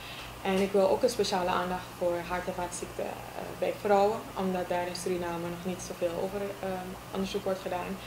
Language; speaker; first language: Dutch; native; Dutch